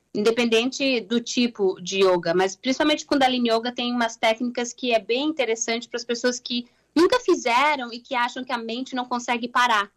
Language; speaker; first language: Portuguese; native; Portuguese